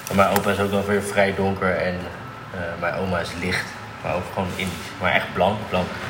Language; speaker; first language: Dutch; native; Dutch